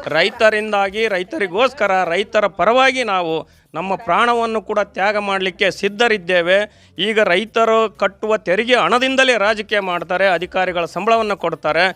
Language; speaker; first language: Kannada; native; Kannada